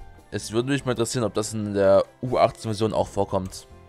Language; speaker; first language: German; native; German